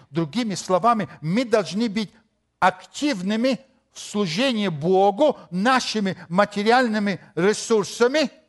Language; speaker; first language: Russian; non-native, fluent; Spanish